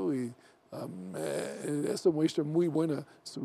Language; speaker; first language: Spanish; non-native, learner; English